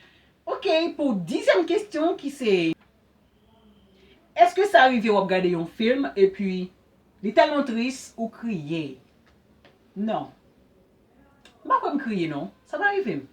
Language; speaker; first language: French; non-native, learner; Haitian Creole